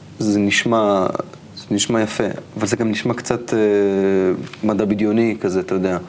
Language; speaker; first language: Hebrew; native; Hebrew